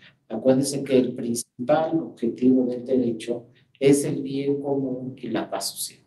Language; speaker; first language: Spanish; native; Spanish